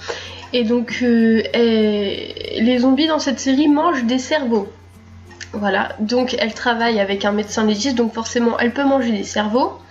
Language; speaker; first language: French; native; French